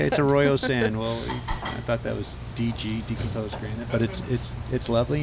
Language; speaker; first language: English; native; English